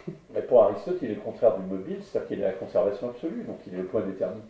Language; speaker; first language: French; native; French